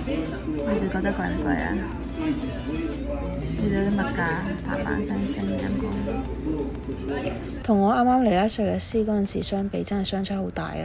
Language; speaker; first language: Cantonese; native; Cantonese